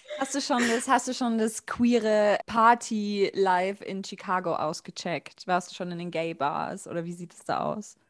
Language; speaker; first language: German; native; German